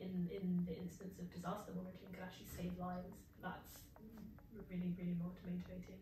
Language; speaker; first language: English; native; English